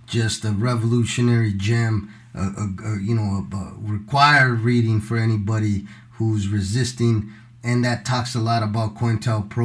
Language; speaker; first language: English; native; English